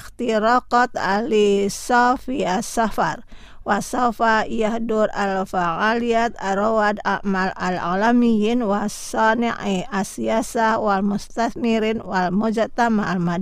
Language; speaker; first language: Arabic; non-native, fluent; Indonesian